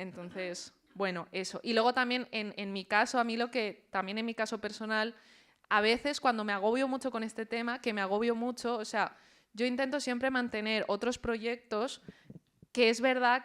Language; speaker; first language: Spanish; early bilingual, other home language; Chinese